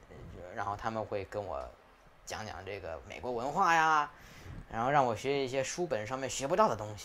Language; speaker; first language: Chinese; native; Chinese